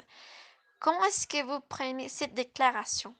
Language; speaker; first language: French; non-native, learner; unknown